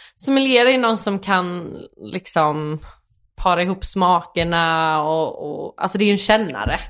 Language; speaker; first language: Swedish; native; Swedish